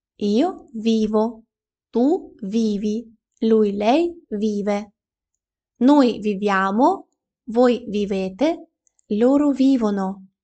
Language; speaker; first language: Italian; non-native, fluent; Ukrainian